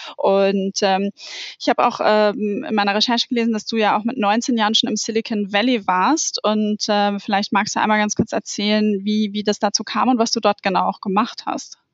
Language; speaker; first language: German; native; German